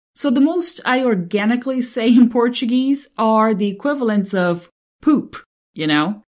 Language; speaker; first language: English; non-native, fluent; Portuguese